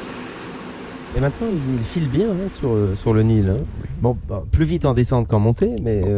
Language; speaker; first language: French; native; French